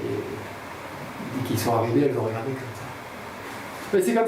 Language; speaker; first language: French; native; French